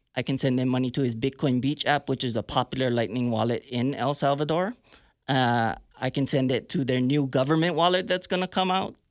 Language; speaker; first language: English; native; English